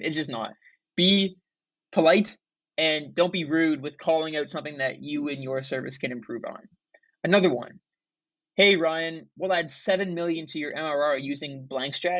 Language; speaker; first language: English; native; English